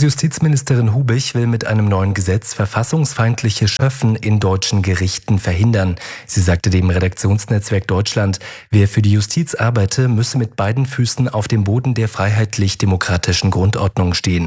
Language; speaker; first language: German; native; German